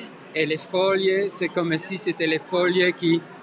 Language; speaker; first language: Italian; non-native, learner; French